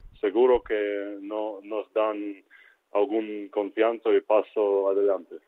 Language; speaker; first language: Spanish; non-native, learner; Ukrainian